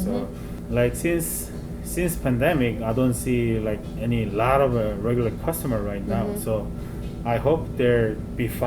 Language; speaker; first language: English; non-native, fluent; Korean